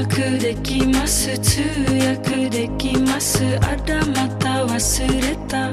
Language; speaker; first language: Japanese; non-native, learner; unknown